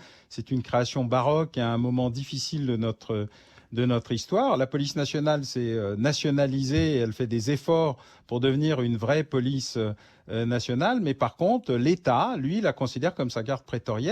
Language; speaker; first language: French; native; French